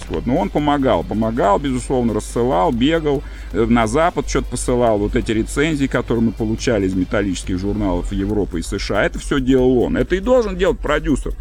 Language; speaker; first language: Russian; native; Russian